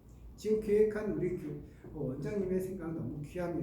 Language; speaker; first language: Korean; native; Korean